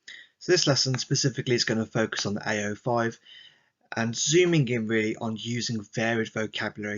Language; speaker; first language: English; native; English